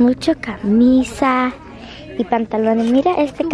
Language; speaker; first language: Spanish; early bilingual, heritage; English